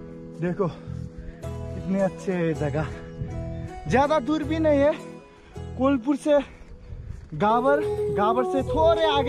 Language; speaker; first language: Hindi; non-native, learner; Nepali